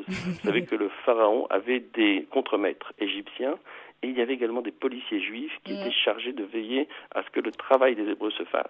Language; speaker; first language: French; native; French